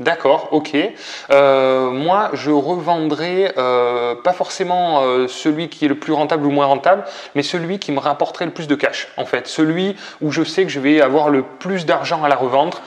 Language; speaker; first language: French; native; French